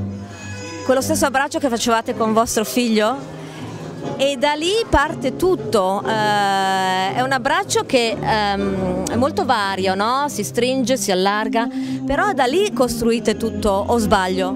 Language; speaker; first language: Italian; native; Italian